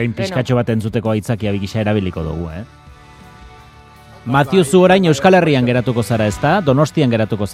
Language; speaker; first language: Basque; native; Basque